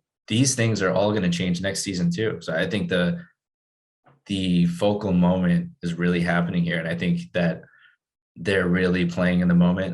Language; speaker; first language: English; native; English